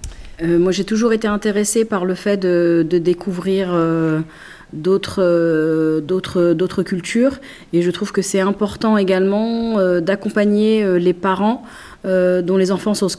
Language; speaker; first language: French; native; French